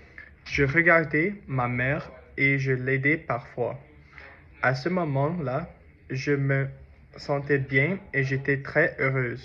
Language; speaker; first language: French; non-native, learner; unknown